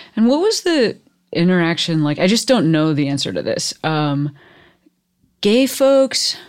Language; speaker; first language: English; native; English